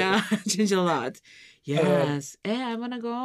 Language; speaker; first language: English; non-native, learner; Japanese